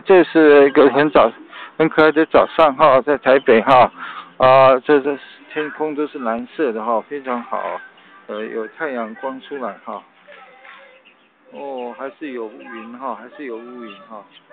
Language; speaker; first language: Chinese; native; Chinese